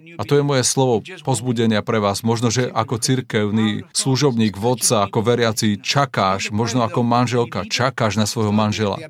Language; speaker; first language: Slovak; non-native, fluent; Spanish